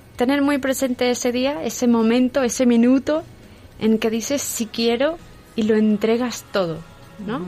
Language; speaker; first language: Spanish; native; Spanish